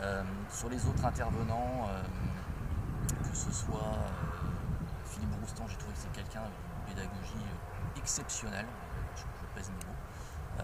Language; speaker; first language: French; native; French